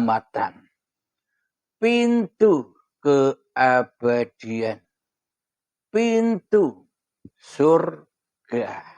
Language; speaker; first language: Indonesian; non-native, local second language; Javanese